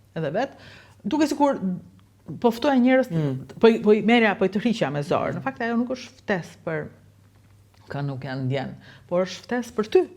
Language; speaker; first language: Albanian; native; Albanian